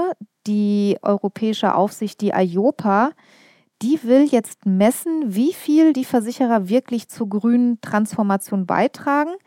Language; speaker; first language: German; native; German